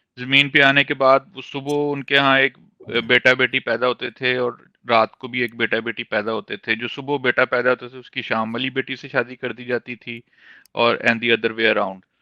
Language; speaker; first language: Urdu; native; Urdu